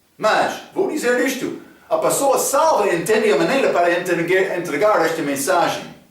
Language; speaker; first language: Portuguese; non-native, fluent; English